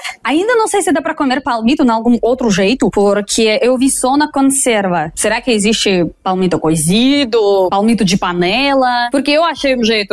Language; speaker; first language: Portuguese; non-native, fluent; Russian